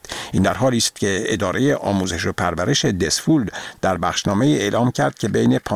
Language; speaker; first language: Persian; native; Persian